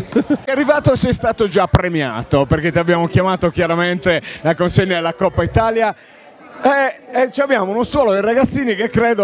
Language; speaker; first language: Italian; native; Italian